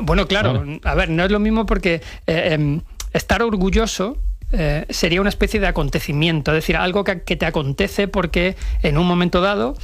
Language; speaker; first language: Spanish; native; Spanish